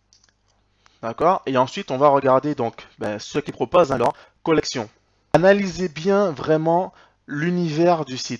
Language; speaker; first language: French; native; French